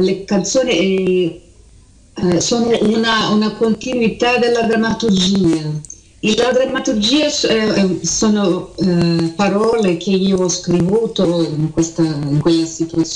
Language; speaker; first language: Italian; early bilingual, heritage; Portuguese